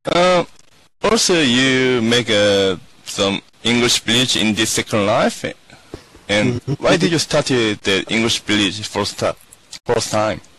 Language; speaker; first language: English; non-native, learner; Korean